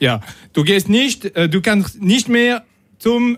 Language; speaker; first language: German; non-native, local second language; French